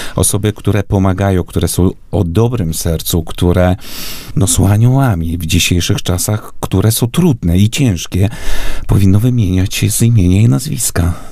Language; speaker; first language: Polish; native; Polish